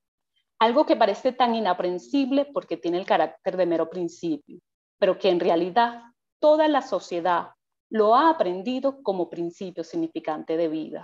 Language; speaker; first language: Spanish; native; Spanish